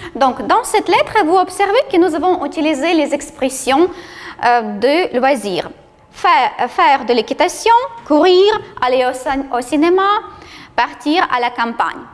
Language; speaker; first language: French; non-native, fluent; Ukrainian